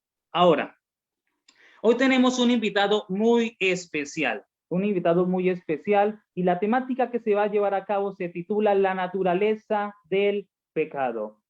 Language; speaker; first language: Spanish; native; Spanish